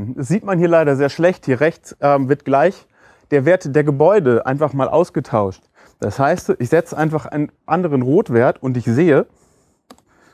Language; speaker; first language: German; native; German